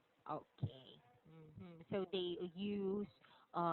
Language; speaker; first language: English; non-native, local second language; Filipino